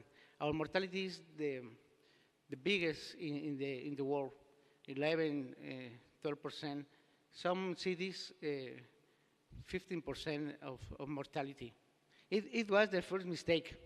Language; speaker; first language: English; non-native, learner; Spanish